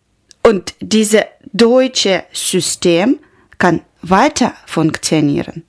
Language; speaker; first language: German; non-native, learner; Ukrainian